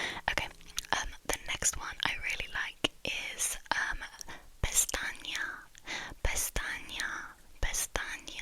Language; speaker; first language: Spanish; non-native, learner; English